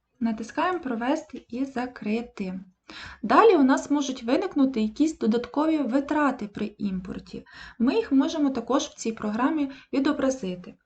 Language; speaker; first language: Ukrainian; native; Ukrainian